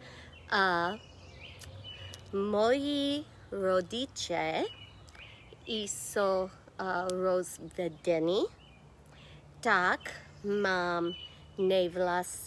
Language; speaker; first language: Czech; non-native, learner; English